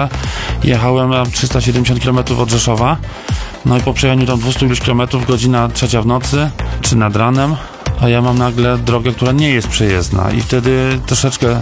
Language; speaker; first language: Polish; native; Polish